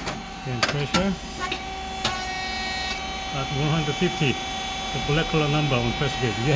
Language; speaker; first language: English; non-native, learner; Korean